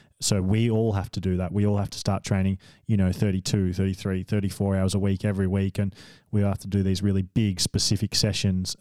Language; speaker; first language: English; native; English